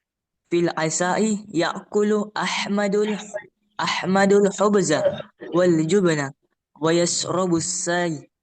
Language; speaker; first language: Arabic; non-native, learner; Indonesian